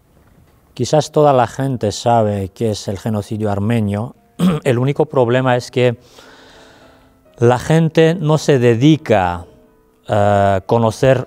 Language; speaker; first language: Spanish; non-native, fluent; Armenian